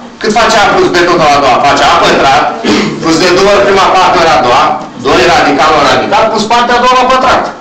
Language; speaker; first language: Romanian; native; Romanian